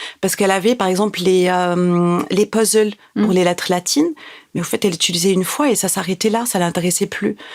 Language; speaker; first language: French; non-native, local second language; Arabic